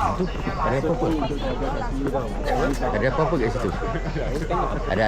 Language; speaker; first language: Malay; native; Malay